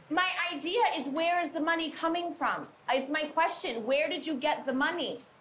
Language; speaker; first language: English; native; English